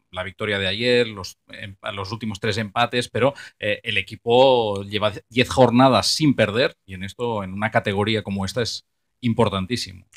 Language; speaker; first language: Spanish; non-native, local second language; Catalan